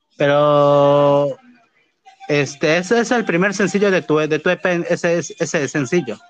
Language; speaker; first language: Spanish; native; Spanish